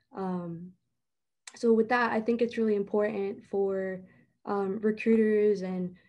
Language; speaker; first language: English; native; English